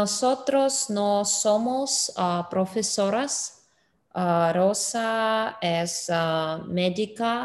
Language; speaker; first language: Spanish; non-native, learner; English